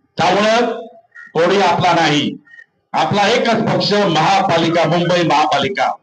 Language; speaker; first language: Marathi; native; Marathi